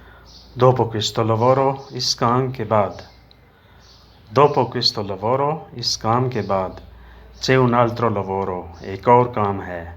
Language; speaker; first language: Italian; non-native, learner; Urdu